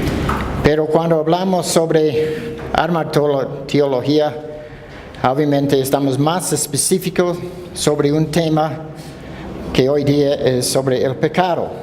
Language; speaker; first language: Spanish; non-native, fluent; English